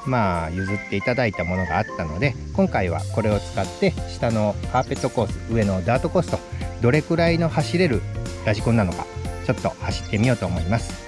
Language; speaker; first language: Japanese; native; Japanese